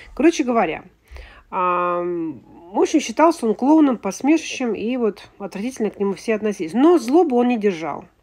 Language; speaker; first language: Russian; native; Russian